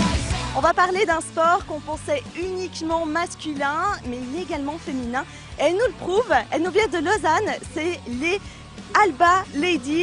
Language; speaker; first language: French; native; French